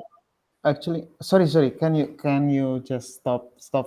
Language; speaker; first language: English; non-native, learner; Indonesian